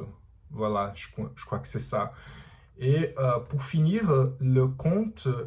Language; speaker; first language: French; non-native, learner; Portuguese